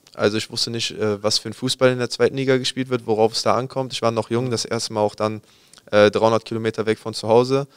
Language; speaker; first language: German; native; German